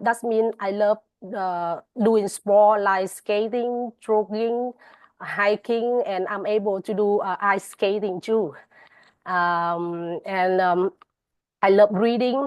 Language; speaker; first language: English; non-native, fluent; Vietnamese